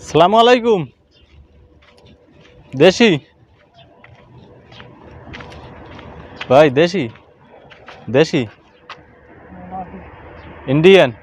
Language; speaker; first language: Hindi; non-native, learner; Bangla